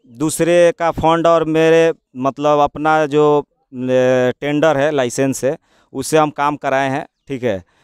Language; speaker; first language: Hindi; native; Hindi